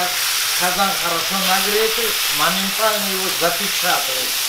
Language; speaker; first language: Russian; non-native, fluent; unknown